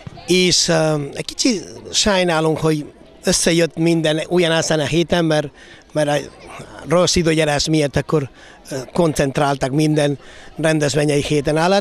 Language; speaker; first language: Hungarian; non-native, fluent; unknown